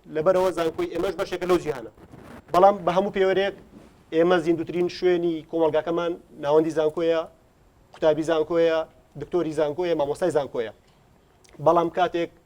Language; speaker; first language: Central Kurdish; native; Central Kurdish